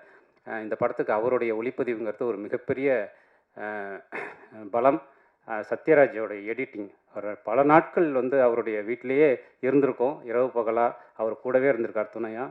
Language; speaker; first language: Tamil; native; Tamil